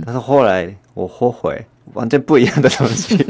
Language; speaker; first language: Chinese; non-native, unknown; Japanese